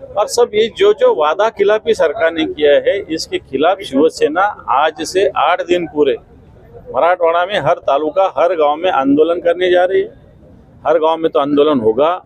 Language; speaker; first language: Hindi; non-native, local second language; Marathi